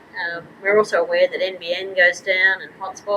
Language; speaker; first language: English; native; English